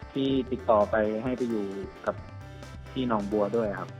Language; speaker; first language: Thai; native; Thai